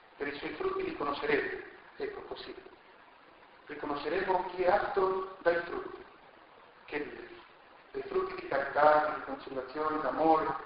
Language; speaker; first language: Italian; non-native, fluent; Spanish